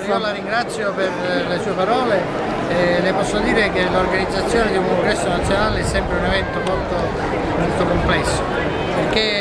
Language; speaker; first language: Italian; native; Italian